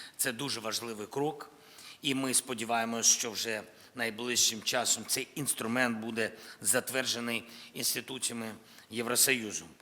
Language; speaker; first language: Ukrainian; non-native, local second language; Russian